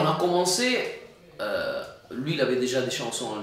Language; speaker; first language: French; non-native, fluent; Italian